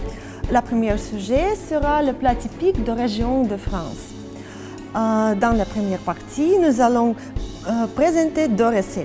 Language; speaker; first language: French; non-native, learner; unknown